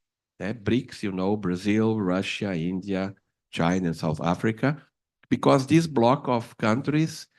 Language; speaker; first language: English; non-native, fluent; Portuguese